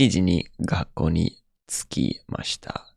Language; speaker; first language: Japanese; non-native, fluent; English